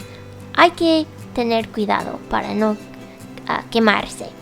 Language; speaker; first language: Spanish; non-native, fluent; English